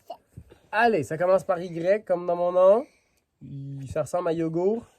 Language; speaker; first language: French; native; French